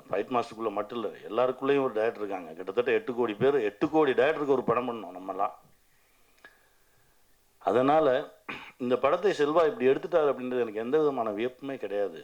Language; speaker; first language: Tamil; native; Tamil